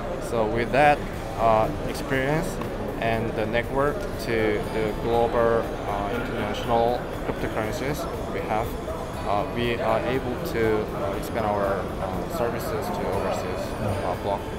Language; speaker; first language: English; non-native, fluent; Korean